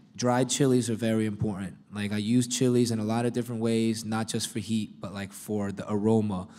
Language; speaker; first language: English; native; English